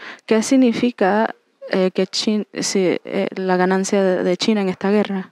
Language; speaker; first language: Spanish; non-native, fluent; English